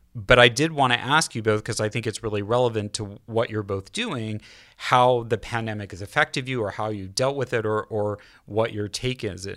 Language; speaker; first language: English; native; English